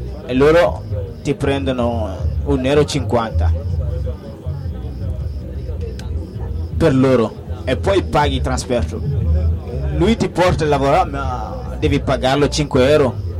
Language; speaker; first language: Italian; non-native, learner; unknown